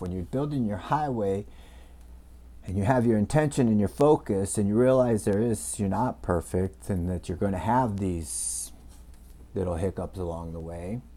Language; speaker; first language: English; native; English